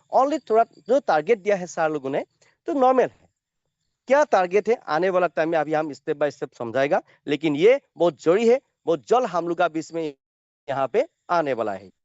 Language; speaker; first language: Hindi; non-native, local second language; Assamese